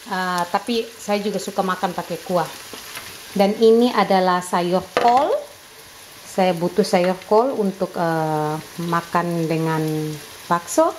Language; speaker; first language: Indonesian; non-native, local second language; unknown